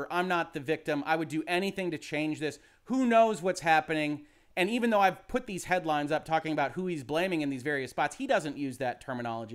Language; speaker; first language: English; native; English